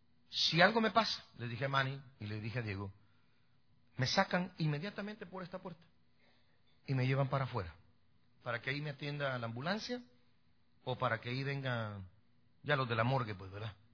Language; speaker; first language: Spanish; native; Spanish